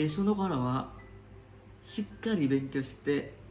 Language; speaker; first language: Japanese; non-native, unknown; Indonesian